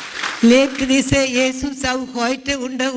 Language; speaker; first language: German; non-native, learner; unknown